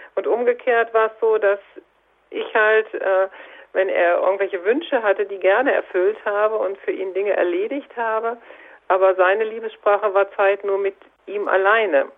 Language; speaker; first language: German; native; German